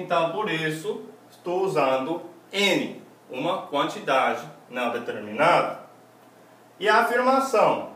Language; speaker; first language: Portuguese; non-native, fluent; English